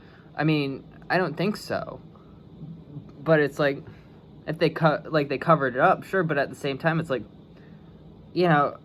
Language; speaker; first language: English; native; English